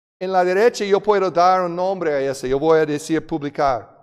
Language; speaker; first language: Spanish; non-native, fluent; English